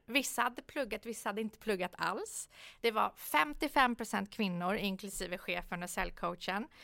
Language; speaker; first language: Swedish; early bilingual, other home language; Persian